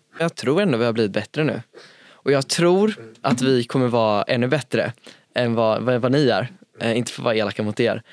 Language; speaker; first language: Swedish; native; Swedish